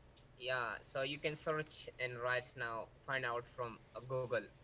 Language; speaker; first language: English; non-native, learner; Pashto